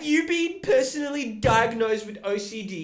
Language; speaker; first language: English; native; English